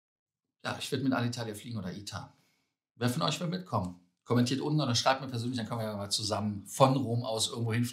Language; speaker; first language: German; native; German